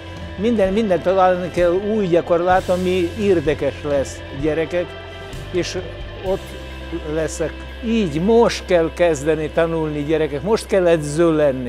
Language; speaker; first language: Hungarian; non-native, learner; Russian